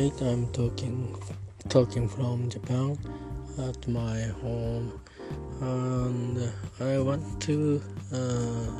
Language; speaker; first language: English; non-native, learner; Japanese